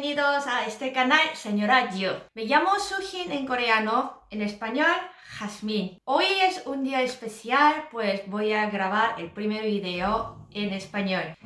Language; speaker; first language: Spanish; non-native, learner; Korean